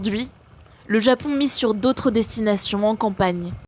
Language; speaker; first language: French; native; French